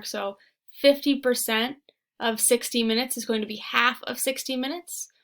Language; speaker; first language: English; native; English